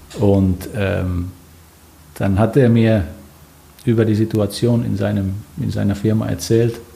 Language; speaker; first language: German; non-native, fluent; Finnish